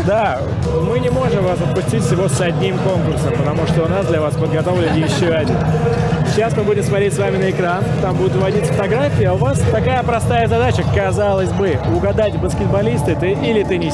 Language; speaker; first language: Russian; native; Russian